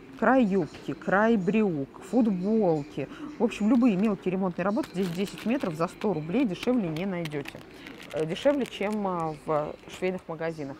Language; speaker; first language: Russian; native; Russian